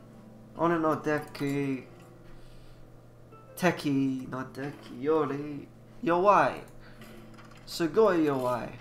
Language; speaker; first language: Japanese; non-native, learner; English